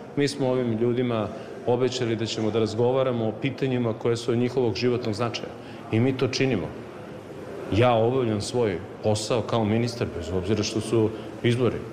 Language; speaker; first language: Serbian; native; Serbian